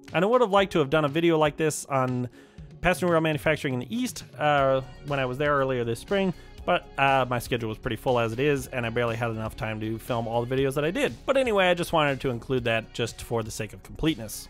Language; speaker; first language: English; native; English